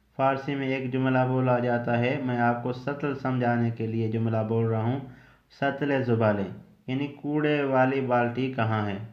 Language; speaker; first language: Urdu; native; Urdu